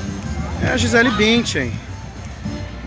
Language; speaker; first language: Portuguese; native; Portuguese